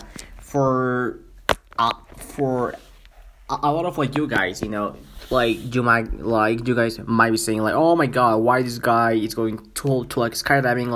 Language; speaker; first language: English; non-native, fluent; Spanish